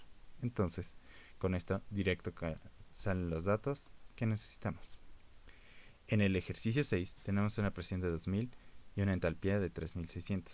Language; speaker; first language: Spanish; native; Spanish